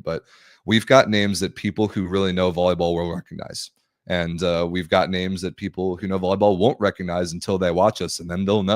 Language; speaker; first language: English; native; English